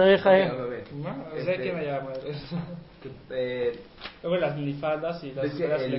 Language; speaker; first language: Hebrew; non-native, learner; Spanish